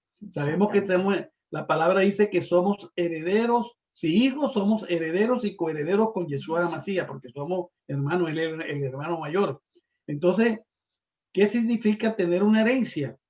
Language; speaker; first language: Spanish; native; Spanish